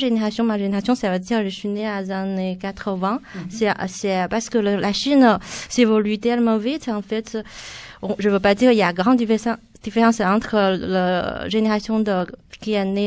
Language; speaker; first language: French; non-native, fluent; Chinese